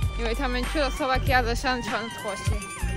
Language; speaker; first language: Chinese; non-native, fluent; Czech